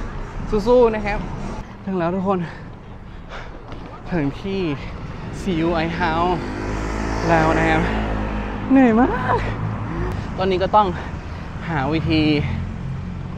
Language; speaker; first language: Thai; non-native, fluent; Indonesian